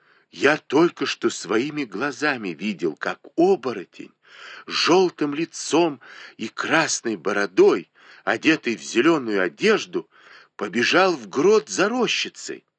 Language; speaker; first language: Russian; native; Russian